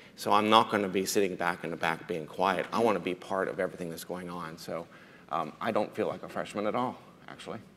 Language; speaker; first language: English; native; English